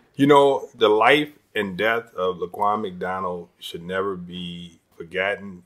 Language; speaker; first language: English; native; English